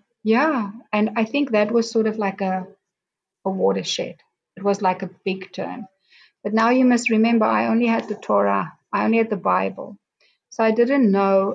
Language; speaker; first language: English; non-native, local second language; Afrikaans